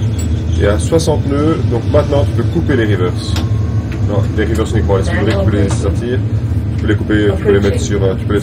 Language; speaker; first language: French; native; French